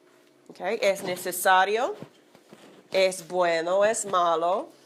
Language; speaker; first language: Spanish; non-native, fluent; English